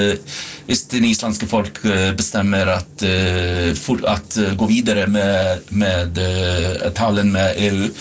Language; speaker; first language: Swedish; non-native, fluent; Icelandic